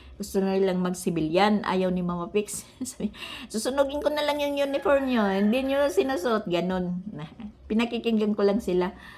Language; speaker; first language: Filipino; non-native, local second language; Waray